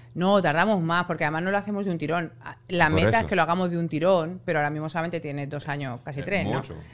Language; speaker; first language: Spanish; native; Spanish